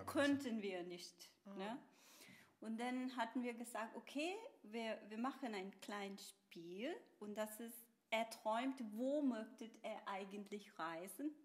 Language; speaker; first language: German; non-native, fluent; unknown